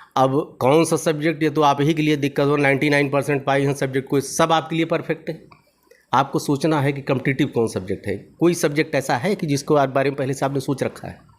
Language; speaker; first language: Hindi; native; Hindi